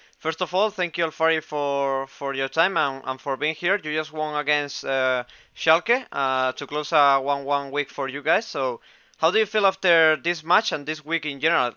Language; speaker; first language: English; non-native, fluent; Spanish